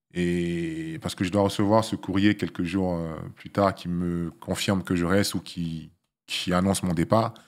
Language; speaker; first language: French; early bilingual, other home language; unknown